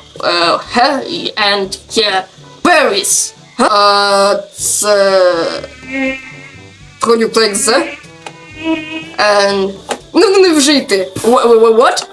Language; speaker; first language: English; non-native, learner; Ukrainian